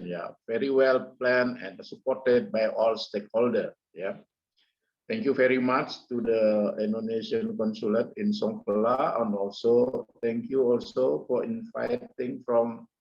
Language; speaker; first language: English; non-native, fluent; Indonesian